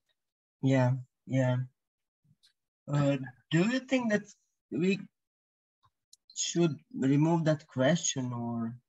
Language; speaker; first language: English; non-native, fluent; Croatian